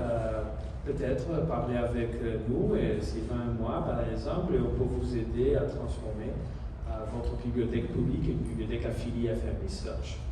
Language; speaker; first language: French; non-native, learner; Spanish